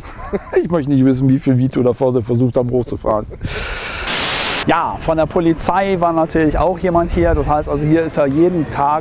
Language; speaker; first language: German; native; German